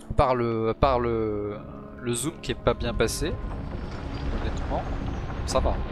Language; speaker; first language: French; native; French